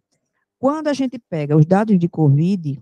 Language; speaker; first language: Portuguese; native; Portuguese